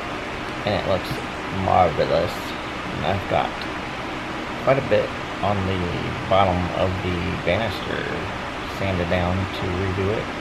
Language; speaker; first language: English; native; English